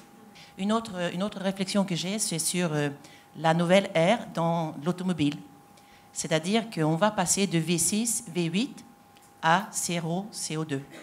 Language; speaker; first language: French; non-native, fluent; Swedish